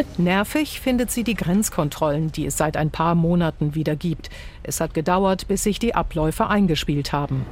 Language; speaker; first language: German; native; German